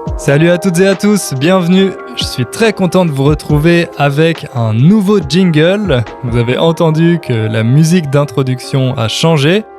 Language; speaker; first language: French; native; French